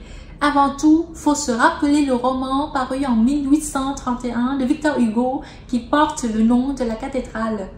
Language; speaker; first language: French; non-native, fluent; Vietnamese